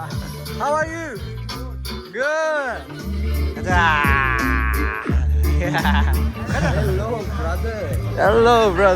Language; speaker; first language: English; non-native, learner; Korean